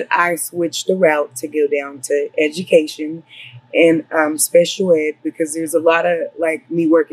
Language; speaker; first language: English; native; English